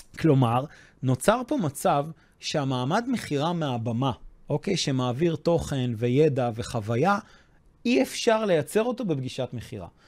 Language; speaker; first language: Hebrew; non-native, fluent; English